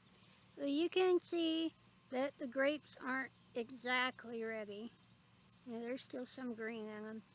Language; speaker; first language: English; native; English